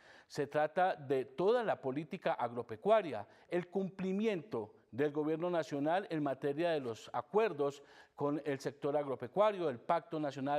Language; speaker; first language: Spanish; native; Spanish